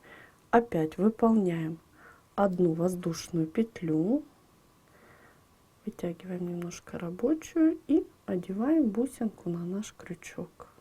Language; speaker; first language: Russian; native; Russian